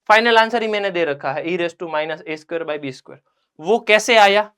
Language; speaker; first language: Hindi; non-native, local second language; Gujarati